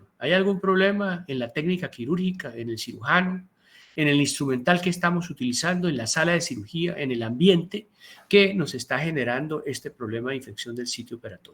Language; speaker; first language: Spanish; native; Spanish